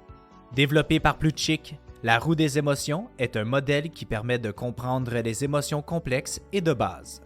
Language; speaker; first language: French; native; French